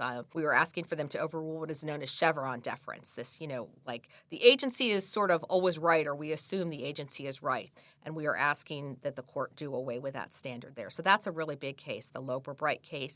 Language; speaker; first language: English; native; English